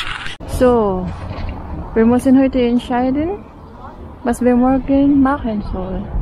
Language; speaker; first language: German; non-native, learner; Filipino